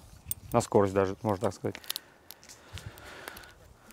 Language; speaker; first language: Russian; native; Russian